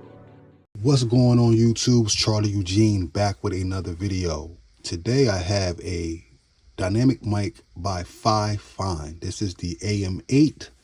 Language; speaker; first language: English; native; English